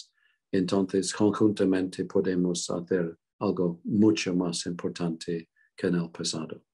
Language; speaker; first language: Spanish; non-native, fluent; English